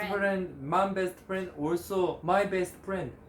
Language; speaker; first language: English; non-native, learner; Korean